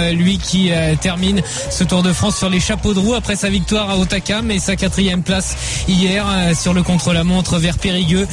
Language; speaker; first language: French; native; French